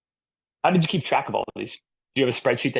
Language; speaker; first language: English; native; English